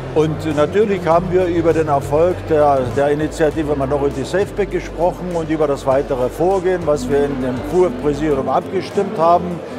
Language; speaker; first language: German; non-native, local second language; Upper Sorbian